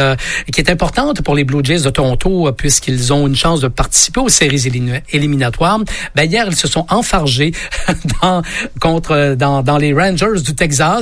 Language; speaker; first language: French; native; French